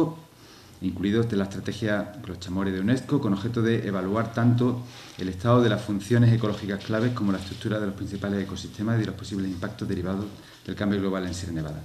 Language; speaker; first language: Spanish; native; Spanish